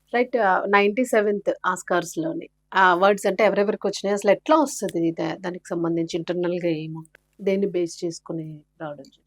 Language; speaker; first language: Telugu; native; Telugu